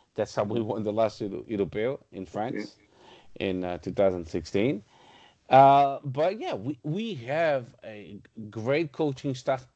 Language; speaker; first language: English; non-native, fluent; Portuguese